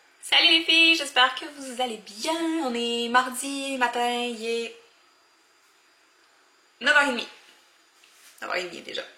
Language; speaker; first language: French; native; French